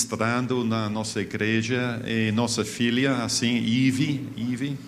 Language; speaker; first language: Portuguese; non-native, fluent; English